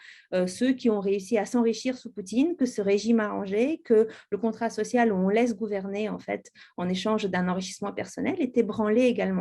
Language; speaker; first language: French; native; French